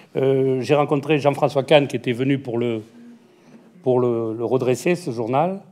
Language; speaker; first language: French; native; French